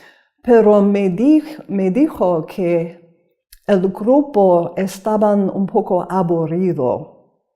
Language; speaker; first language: Spanish; non-native, learner; English